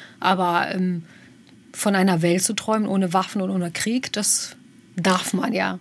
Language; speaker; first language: German; early bilingual, other home language; Bosnian